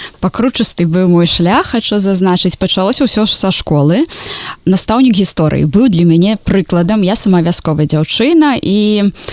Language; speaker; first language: Belarusian; native; Belarusian